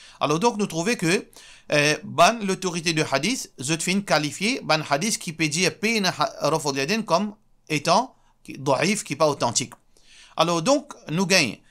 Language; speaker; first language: French; non-native, local second language; Morisyen